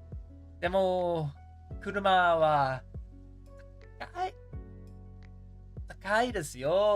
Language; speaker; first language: Japanese; non-native, learner; English